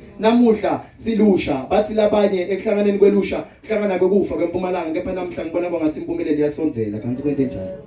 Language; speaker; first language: Zulu; non-native, local second language; Swati